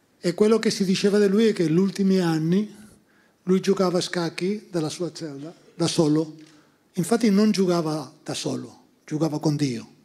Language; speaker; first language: Italian; non-native, fluent; Spanish